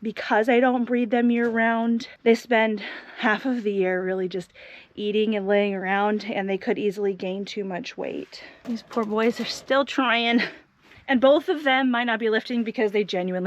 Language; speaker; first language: English; native; English